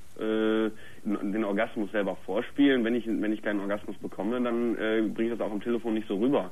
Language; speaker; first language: German; native; German